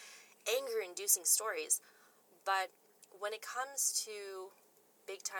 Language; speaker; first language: English; native; English